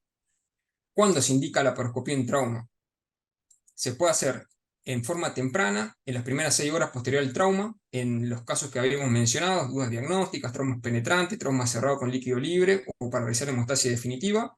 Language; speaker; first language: Spanish; native; Spanish